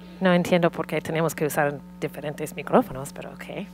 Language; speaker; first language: Spanish; early bilingual, heritage; Spanish